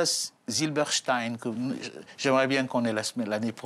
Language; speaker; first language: French; native; French